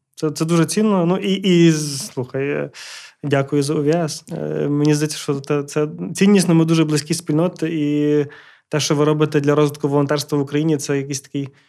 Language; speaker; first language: Ukrainian; early bilingual, heritage; Ukrainian